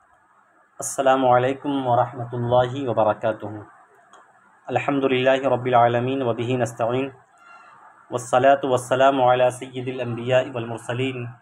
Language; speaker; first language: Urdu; native; Urdu